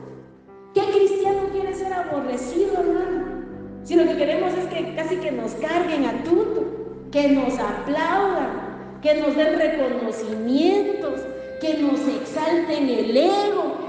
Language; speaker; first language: Spanish; native; Spanish